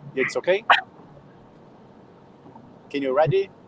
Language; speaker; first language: English; non-native, learner; Portuguese